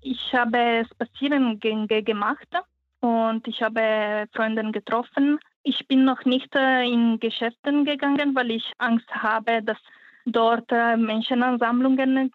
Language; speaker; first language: German; non-native, learner; Italian